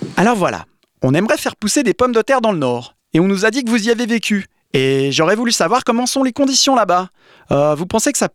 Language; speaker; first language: French; native; French